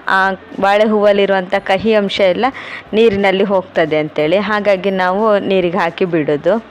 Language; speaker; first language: Kannada; non-native, local second language; Tulu